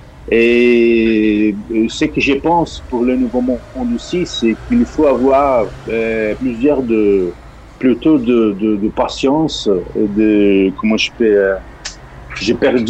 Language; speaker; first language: French; non-native, fluent; Portuguese